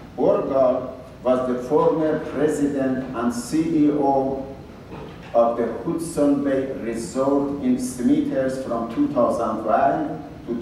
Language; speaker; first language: English; non-native, fluent; Persian